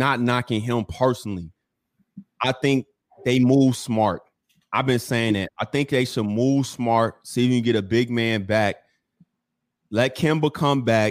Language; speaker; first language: English; native; English